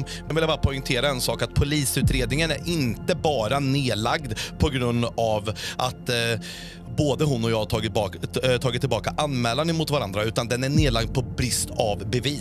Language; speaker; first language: Swedish; native; Swedish